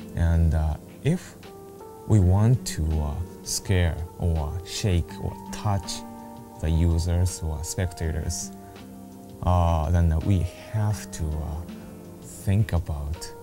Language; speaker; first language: English; non-native, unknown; Japanese